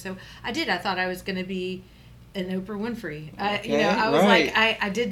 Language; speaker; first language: English; native; English